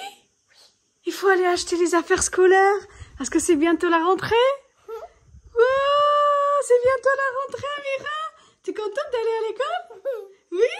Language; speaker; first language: French; native; French